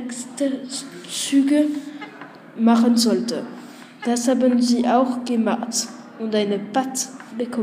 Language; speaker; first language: German; non-native, learner; French